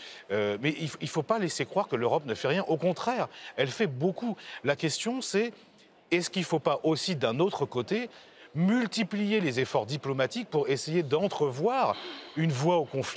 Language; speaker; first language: French; native; French